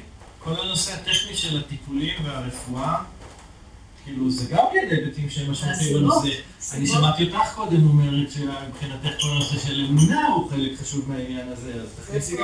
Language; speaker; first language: Hebrew; native; Hebrew